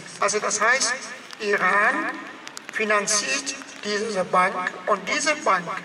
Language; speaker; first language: German; non-native, fluent; Persian